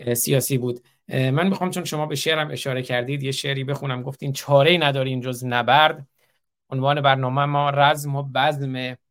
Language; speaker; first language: Persian; native; Persian